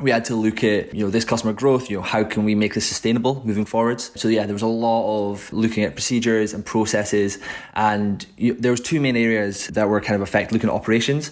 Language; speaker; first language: English; native; English